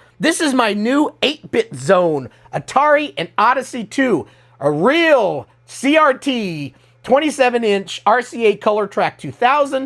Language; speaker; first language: English; native; English